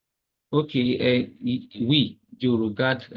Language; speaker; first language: French; non-native, learner; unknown